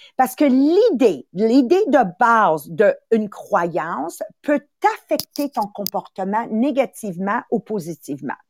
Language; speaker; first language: French; early bilingual, other home language; Italian